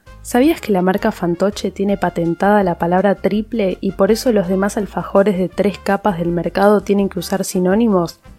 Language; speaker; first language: Spanish; native; Spanish